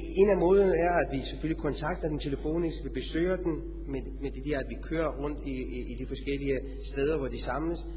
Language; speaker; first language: Danish; non-native, fluent; Persian